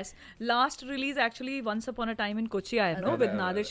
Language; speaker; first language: Malayalam; non-native, local second language; Hindi